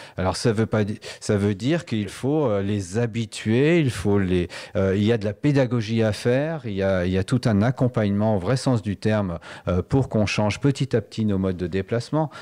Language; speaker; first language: French; native; French